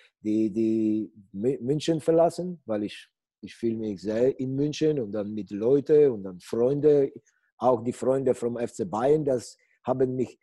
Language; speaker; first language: German; non-native, fluent; Polish